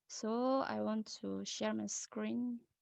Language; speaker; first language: English; non-native, learner; Indonesian